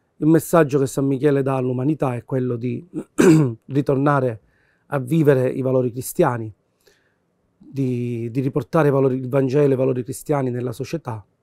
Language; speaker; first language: Italian; native; Italian